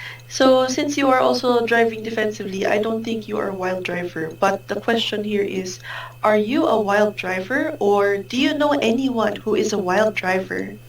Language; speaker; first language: English; non-native, fluent; Filipino